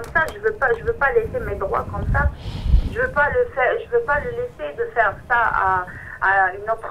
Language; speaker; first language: French; non-native, fluent; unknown